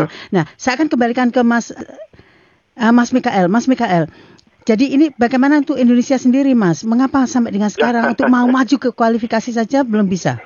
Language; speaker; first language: Indonesian; native; Indonesian